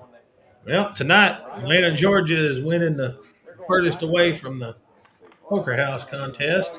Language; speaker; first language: English; native; English